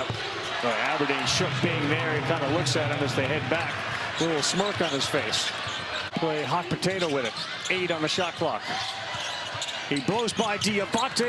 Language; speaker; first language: English; native; English